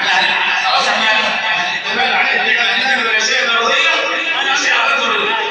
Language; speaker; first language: Arabic; native; Arabic